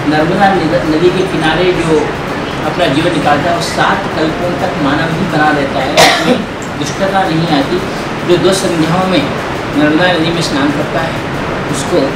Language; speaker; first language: Hindi; native; Hindi